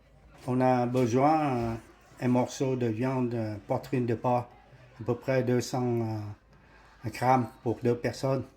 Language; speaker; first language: French; non-native, learner; Vietnamese